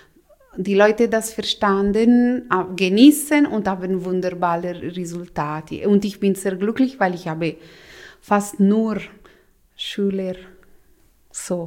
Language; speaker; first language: German; non-native, local second language; Italian